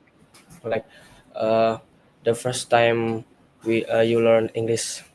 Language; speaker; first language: English; non-native, learner; Indonesian